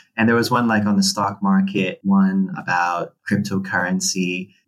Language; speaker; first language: English; non-native, local second language; Cantonese